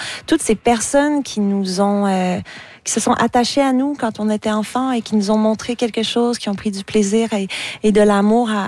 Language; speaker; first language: French; native; French